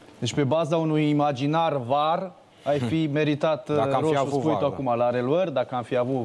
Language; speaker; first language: Romanian; native; Romanian